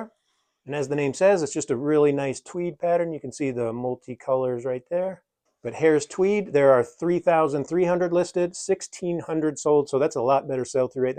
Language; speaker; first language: English; native; English